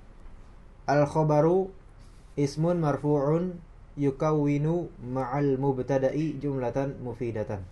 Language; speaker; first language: Arabic; non-native, fluent; Indonesian